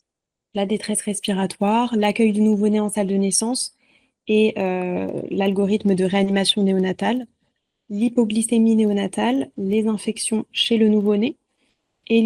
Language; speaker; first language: French; native; French